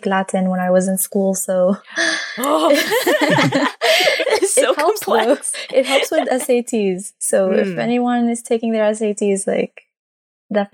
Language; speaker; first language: English; non-native, fluent; French